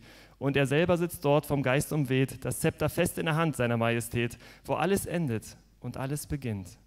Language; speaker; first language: German; native; German